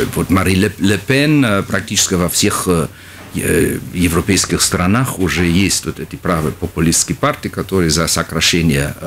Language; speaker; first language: Russian; non-native, fluent; German